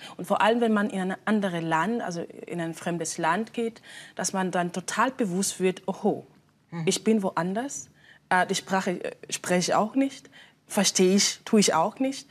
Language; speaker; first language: German; non-native, fluent; Swahili